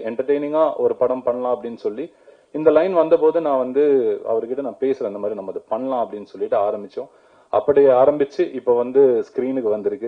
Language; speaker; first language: Tamil; native; Tamil